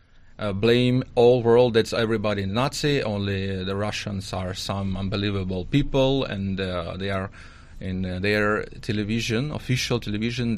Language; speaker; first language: English; non-native, learner; Russian